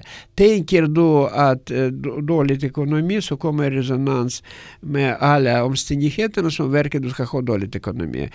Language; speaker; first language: Swedish; non-native, learner; Russian